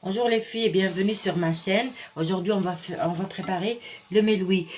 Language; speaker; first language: French; non-native, local second language; Arabic